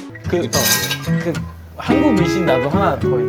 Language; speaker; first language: Korean; early bilingual, other home language; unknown